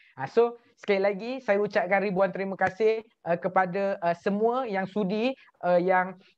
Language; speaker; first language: Malay; native; Malay